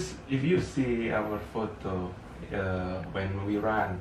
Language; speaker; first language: English; non-native, learner; Indonesian